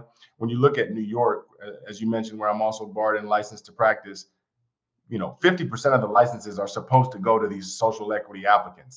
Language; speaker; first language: English; native; English